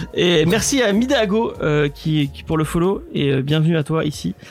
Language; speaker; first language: French; early bilingual, other home language; English